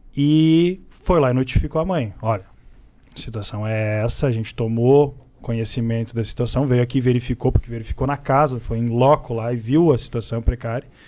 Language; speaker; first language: Portuguese; native; Portuguese